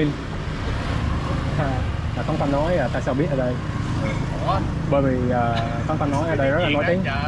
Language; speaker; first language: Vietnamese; non-native, learner; English